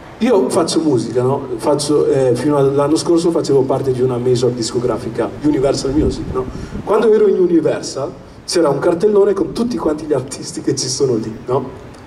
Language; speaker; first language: Italian; early bilingual, other home language; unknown